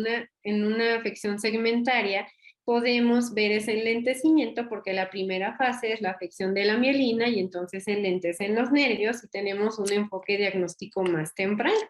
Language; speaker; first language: Spanish; native; Spanish